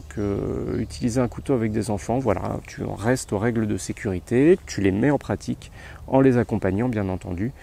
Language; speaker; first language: French; native; French